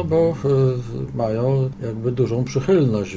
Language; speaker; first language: Polish; native; Polish